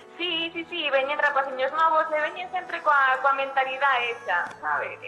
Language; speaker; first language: Galician; non-native, local second language; Spanish